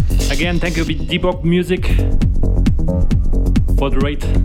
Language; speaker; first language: English; non-native, fluent; German